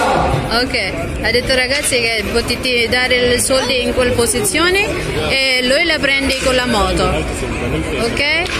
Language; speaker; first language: Italian; non-native, learner; Filipino